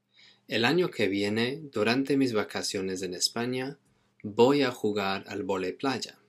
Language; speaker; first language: Spanish; non-native, fluent; English